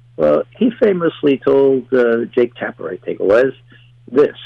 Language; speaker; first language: English; native; English